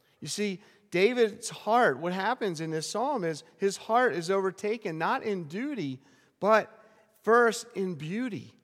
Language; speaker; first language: English; native; English